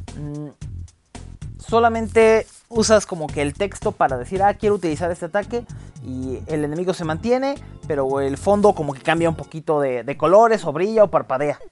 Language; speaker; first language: Spanish; native; Spanish